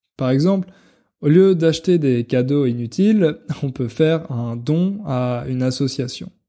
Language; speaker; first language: French; native; French